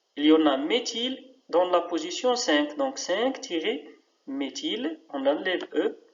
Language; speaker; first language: French; non-native, local second language; Arabic